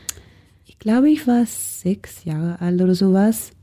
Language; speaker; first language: German; non-native, fluent; Danish